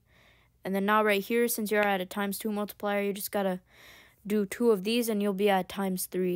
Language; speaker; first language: English; native; English